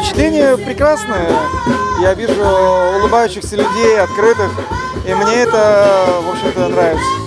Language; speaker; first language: Russian; native; Russian